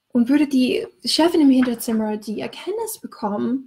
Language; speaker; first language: German; non-native, fluent; English